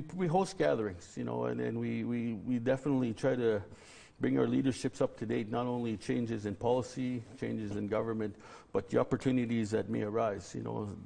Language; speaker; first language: English; native; English